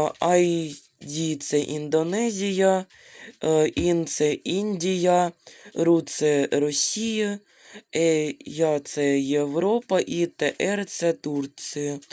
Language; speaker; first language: Ukrainian; non-native, local second language; Russian